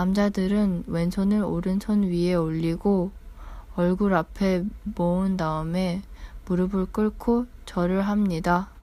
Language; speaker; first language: Korean; non-native, learner; English